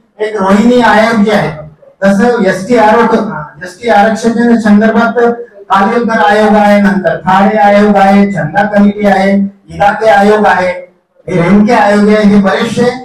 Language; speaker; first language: Marathi; non-native, local second language; Lambadi